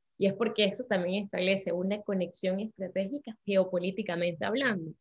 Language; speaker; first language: Spanish; native; Spanish